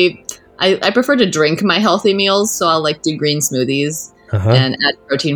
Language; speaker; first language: English; native; English